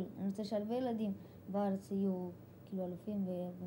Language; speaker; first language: Hebrew; early bilingual, other home language; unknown